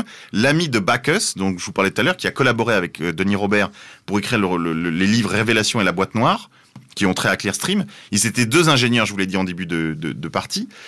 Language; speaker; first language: French; native; French